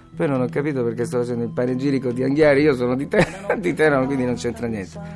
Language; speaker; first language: Italian; native; Italian